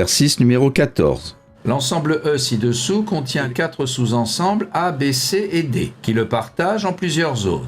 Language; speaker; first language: French; native; French